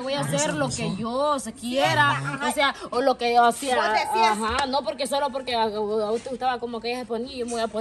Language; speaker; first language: Spanish; native; Spanish